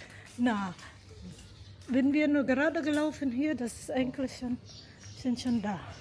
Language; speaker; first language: German; non-native, learner; Cebuano